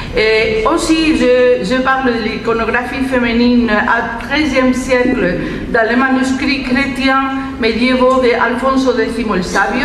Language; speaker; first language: French; non-native, fluent; Spanish